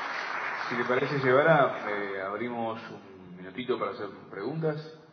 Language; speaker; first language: Spanish; native; Spanish